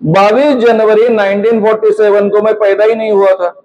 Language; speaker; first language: Hindi; non-native, local second language; Marathi